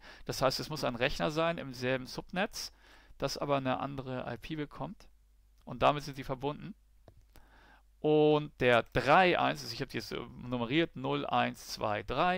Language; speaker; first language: German; native; German